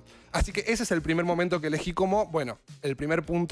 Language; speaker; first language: Spanish; native; Spanish